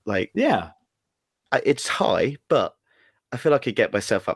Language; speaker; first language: English; native; English